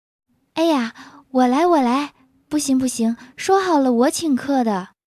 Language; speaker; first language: Chinese; native; Chinese